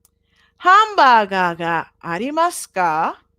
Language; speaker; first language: Japanese; non-native, fluent; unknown